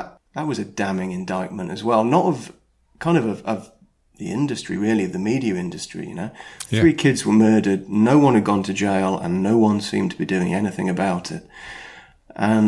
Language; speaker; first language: English; native; English